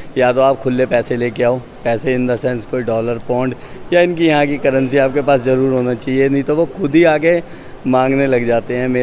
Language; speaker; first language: Hindi; native; Hindi